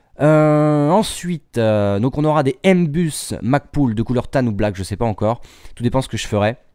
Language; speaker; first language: French; native; French